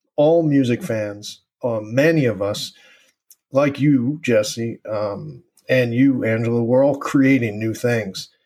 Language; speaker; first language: English; native; English